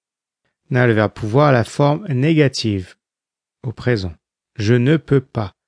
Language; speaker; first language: French; non-native, fluent; English